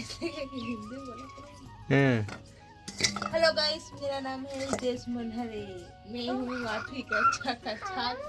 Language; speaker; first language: Hindi; non-native, local second language; Chhattisgarhi